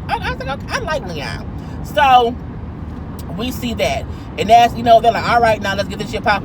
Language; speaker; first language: English; native; English